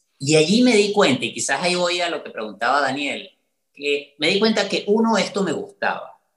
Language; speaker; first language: Spanish; native; Spanish